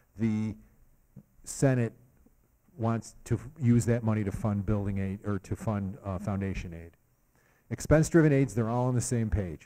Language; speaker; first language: English; native; English